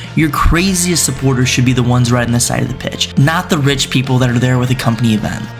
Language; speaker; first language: English; native; English